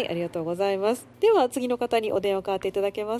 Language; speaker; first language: Japanese; native; Japanese